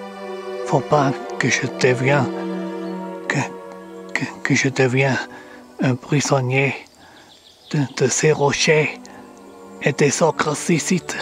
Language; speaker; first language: French; non-native, learner; English